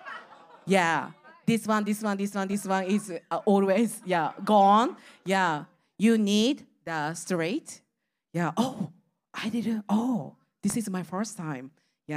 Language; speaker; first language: English; non-native, learner; Japanese